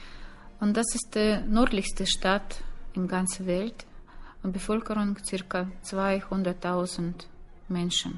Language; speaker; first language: German; non-native, learner; Russian